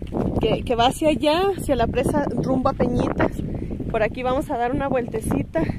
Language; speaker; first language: Spanish; native; Spanish